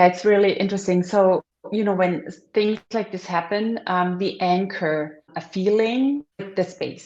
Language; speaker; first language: English; non-native, fluent; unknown